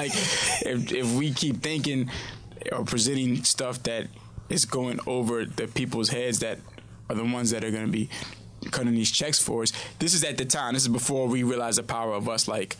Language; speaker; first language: English; native; English